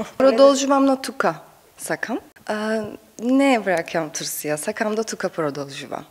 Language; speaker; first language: Macedonian; non-native, learner; Turkish